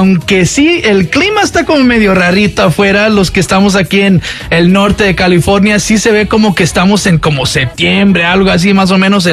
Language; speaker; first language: Spanish; early bilingual, heritage; Spanish